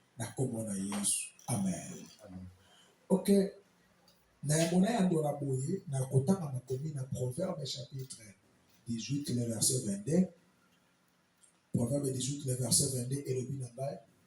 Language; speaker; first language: Lingala; native; Lingala